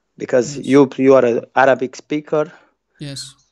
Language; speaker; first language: English; non-native, fluent; Romanian